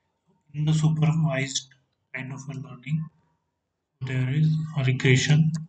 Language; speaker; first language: English; non-native, fluent; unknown